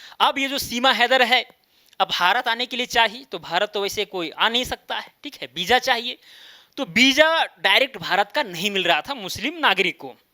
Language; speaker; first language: Hindi; native; Hindi